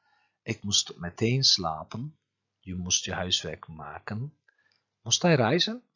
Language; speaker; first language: Dutch; non-native, fluent; Turkish